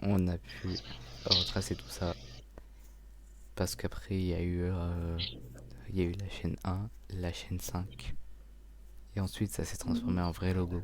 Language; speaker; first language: French; native; French